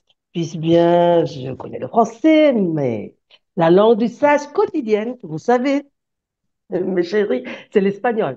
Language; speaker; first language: French; non-native, fluent; Spanish